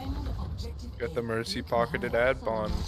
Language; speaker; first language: English; native; English